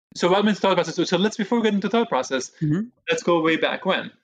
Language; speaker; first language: English; early bilingual, other home language; Hebrew